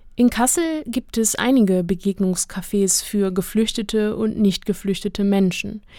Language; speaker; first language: German; native; German